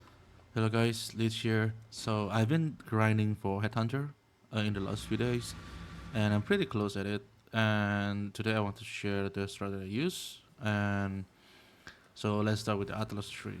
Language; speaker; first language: English; non-native, fluent; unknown